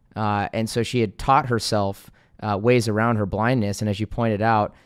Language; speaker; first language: English; native; English